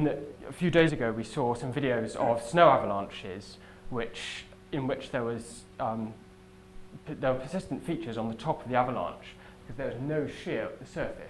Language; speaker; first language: English; native; English